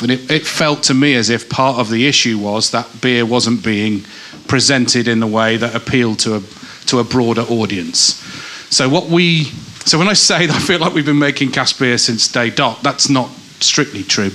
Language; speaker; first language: English; native; English